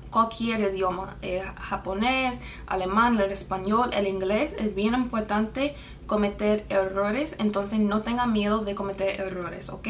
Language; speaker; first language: Spanish; non-native, fluent; English